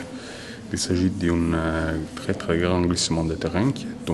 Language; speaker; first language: French; non-native, fluent; Italian